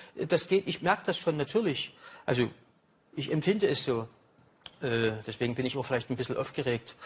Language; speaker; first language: German; native; German